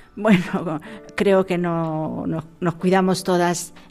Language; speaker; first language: Spanish; native; Spanish